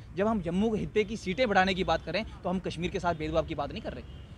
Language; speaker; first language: Hindi; native; Hindi